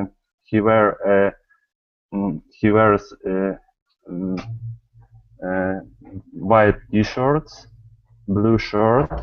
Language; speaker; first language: English; non-native, learner; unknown